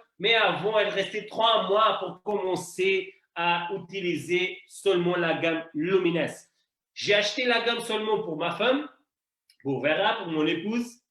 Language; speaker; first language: French; non-native, fluent; Portuguese